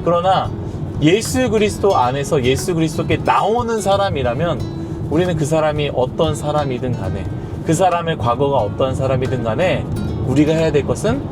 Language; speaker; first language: Korean; native; Korean